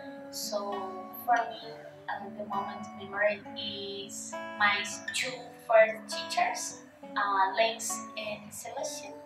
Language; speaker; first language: English; non-native, learner; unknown